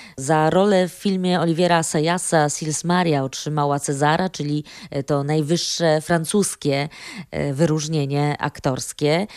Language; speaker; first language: Polish; native; Polish